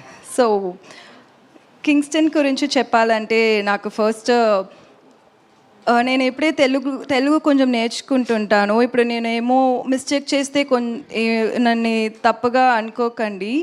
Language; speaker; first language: Telugu; non-native, learner; Tamil